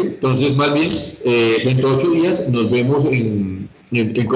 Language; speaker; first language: Spanish; native; Spanish